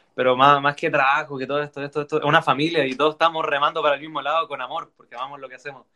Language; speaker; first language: Spanish; native; Spanish